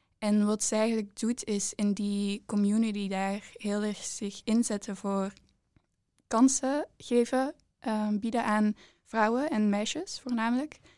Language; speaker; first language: Dutch; native; Dutch